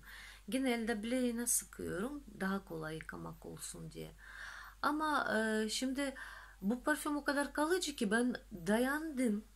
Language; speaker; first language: Turkish; non-native, fluent; Russian